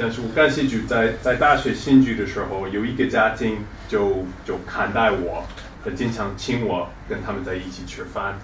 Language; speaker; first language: Chinese; non-native, fluent; English